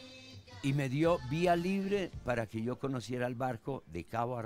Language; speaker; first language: Spanish; early bilingual, other home language; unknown